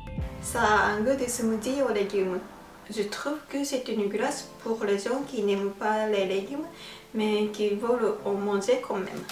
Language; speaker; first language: French; non-native, fluent; Japanese